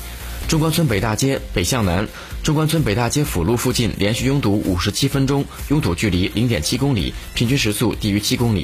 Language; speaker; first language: Chinese; native; Chinese